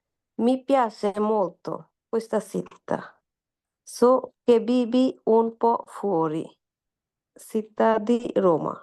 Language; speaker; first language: Italian; non-native, learner; Bangla